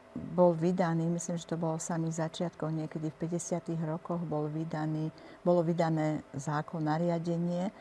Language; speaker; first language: Slovak; native; Slovak